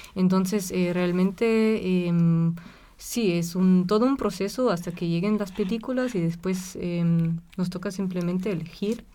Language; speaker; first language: Spanish; non-native, fluent; German